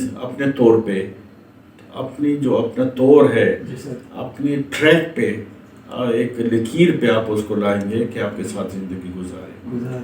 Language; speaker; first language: Urdu; native; Urdu